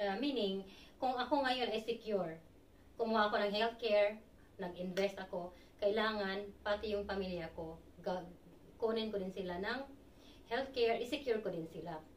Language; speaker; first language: Filipino; native; Filipino